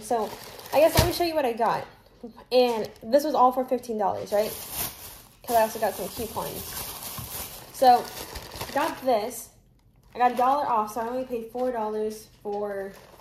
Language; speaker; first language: English; native; English